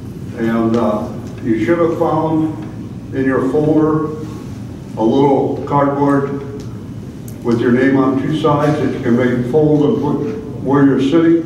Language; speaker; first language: English; native; English